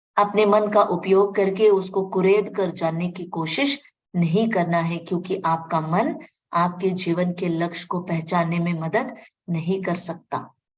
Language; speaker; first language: Hindi; non-native, local second language; Marathi